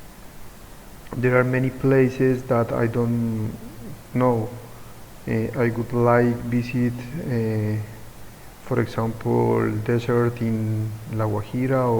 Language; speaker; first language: English; non-native, learner; Spanish